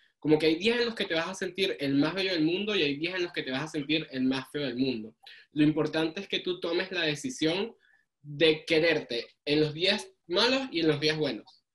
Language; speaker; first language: Spanish; native; Spanish